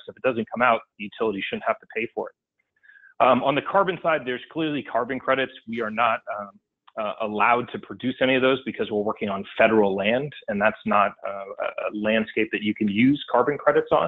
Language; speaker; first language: English; native; English